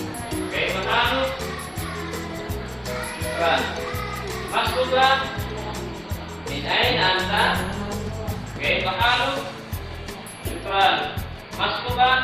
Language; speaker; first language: Arabic; non-native, learner; Indonesian